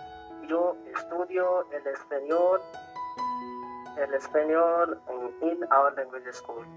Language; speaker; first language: Spanish; non-native, learner; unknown